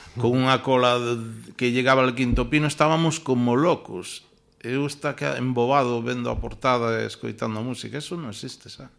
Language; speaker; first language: Galician; non-native, local second language; Spanish